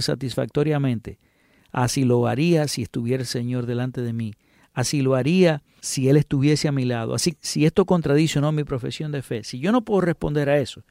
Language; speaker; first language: Spanish; native; Spanish